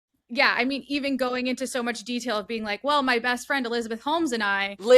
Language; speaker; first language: English; native; English